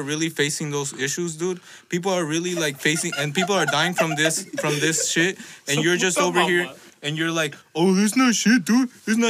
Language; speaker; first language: English; non-native, fluent; Spanish